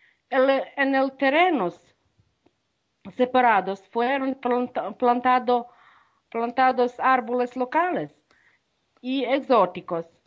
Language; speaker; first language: Spanish; non-native, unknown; Ukrainian